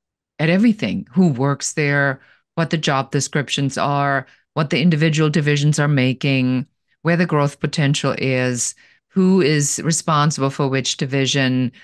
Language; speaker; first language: English; non-native, fluent; German